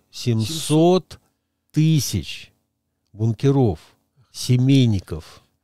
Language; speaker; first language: Russian; native; Russian